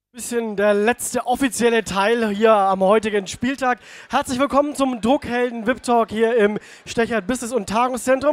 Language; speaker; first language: German; native; German